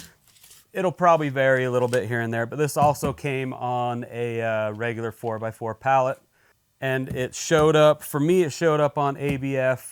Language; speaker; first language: English; native; English